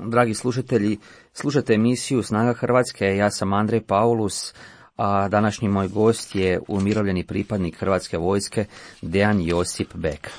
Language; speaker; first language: Croatian; native; Croatian